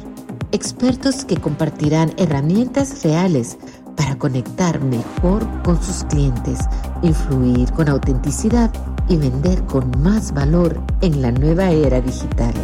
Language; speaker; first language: Spanish; native; Spanish